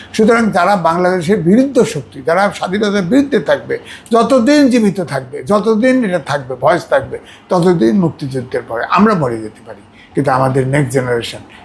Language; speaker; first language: Bangla; native; Bangla